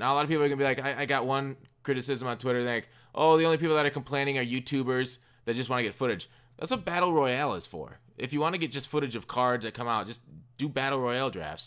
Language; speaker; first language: English; native; English